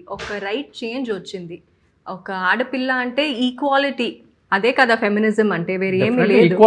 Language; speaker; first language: Telugu; non-native, local second language; Tamil